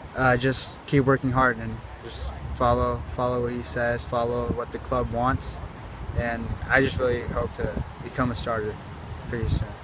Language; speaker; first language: English; native; English